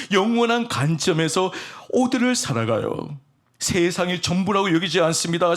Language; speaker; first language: Korean; native; Korean